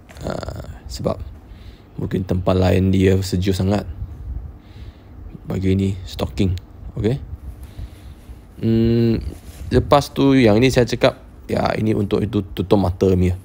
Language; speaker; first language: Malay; non-native, local second language; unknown